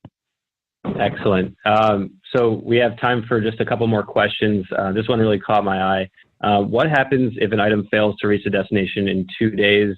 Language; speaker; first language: English; native; English